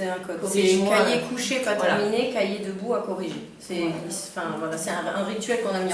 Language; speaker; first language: French; native; French